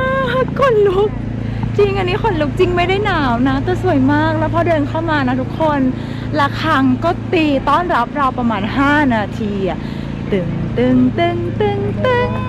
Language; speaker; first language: Thai; native; Thai